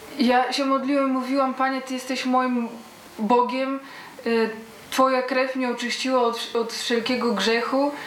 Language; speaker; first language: Polish; early bilingual, heritage; Polish